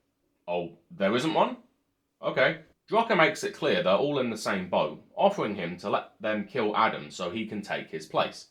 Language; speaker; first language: English; native; English